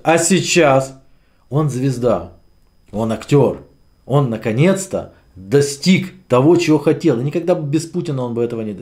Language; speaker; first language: Russian; native; Russian